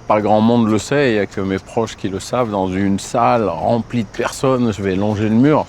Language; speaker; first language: French; native; French